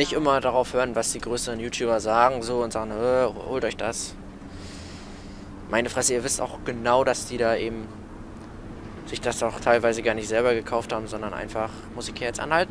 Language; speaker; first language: German; native; German